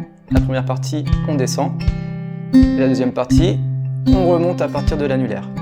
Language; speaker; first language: French; native; French